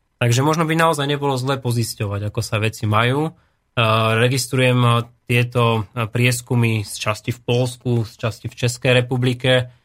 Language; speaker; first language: Slovak; native; Slovak